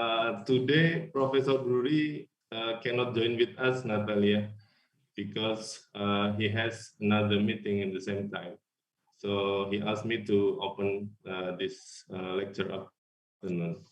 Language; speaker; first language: English; non-native, learner; Indonesian